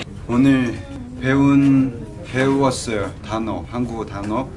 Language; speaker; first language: Korean; non-native, learner; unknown